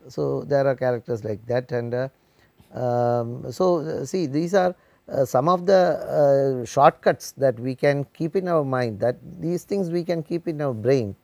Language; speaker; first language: English; non-native, local second language; Malayalam